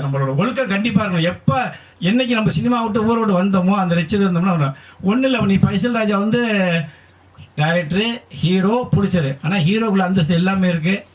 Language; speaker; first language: Tamil; native; Tamil